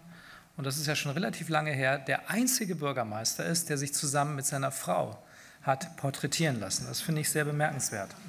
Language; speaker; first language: German; native; German